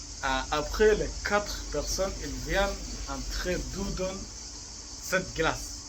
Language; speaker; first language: French; non-native, learner; Arabic